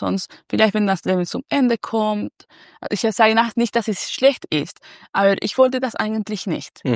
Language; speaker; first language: German; non-native, learner; Spanish